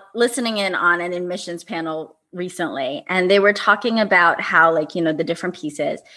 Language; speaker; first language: English; native; English